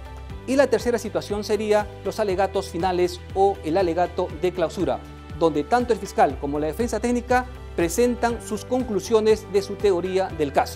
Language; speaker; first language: Spanish; native; Spanish